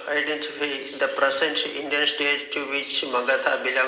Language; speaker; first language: English; non-native, local second language; Malayalam